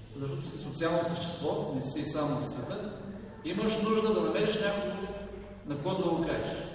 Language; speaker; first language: Bulgarian; native; Bulgarian